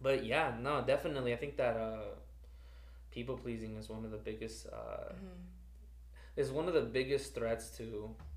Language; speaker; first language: English; early bilingual, other home language; Spanish